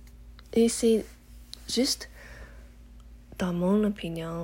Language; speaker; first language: French; non-native, learner; English